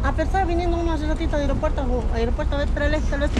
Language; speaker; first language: Spanish; native; Spanish